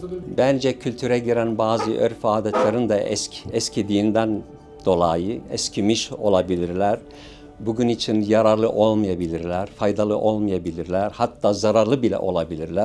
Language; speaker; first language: Turkish; non-native, local second language; Syriac